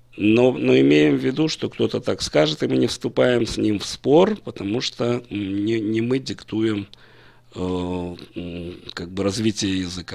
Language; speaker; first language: Russian; native; Russian